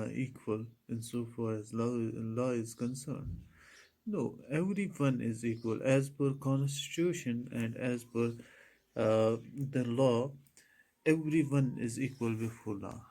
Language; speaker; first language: English; non-native, local second language; Urdu